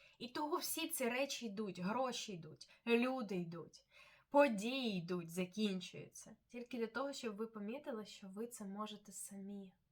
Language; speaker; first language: Ukrainian; non-native, local second language; Russian